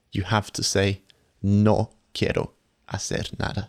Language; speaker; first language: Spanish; non-native, fluent; English